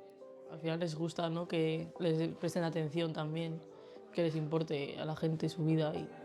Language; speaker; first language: Spanish; native; Spanish